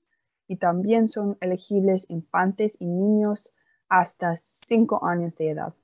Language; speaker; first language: Spanish; non-native, fluent; English